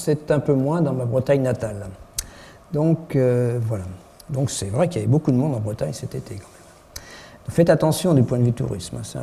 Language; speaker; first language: French; native; French